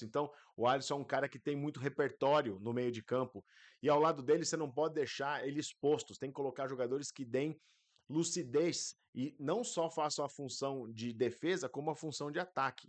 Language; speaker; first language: Portuguese; native; Portuguese